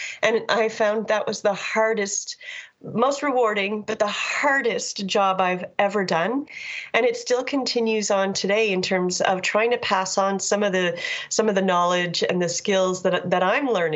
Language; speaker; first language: English; native; English